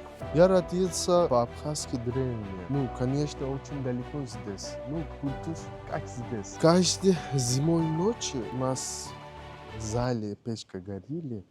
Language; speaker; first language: Russian; non-native, learner; Turkish